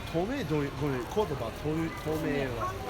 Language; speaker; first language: Japanese; non-native, learner; English